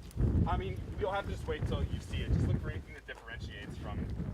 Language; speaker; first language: English; native; English